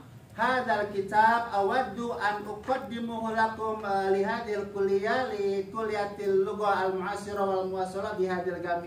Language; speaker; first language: Arabic; non-native, fluent; Indonesian